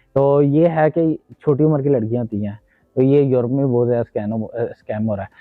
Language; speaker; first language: Urdu; non-native, local second language; Punjabi